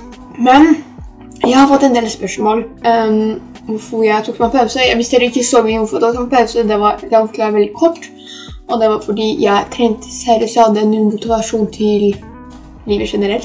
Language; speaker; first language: Norwegian; early bilingual, other home language; Polish